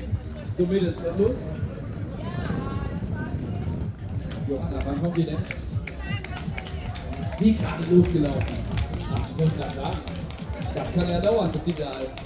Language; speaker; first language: German; native; German